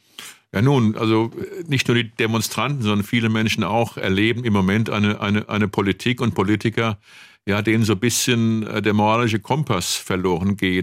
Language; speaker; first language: German; native; German